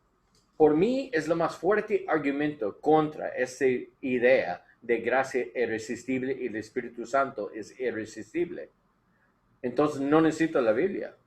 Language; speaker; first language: Spanish; non-native, learner; English